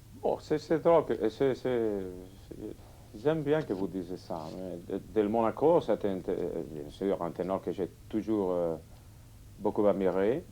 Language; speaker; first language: French; non-native, fluent; Catalan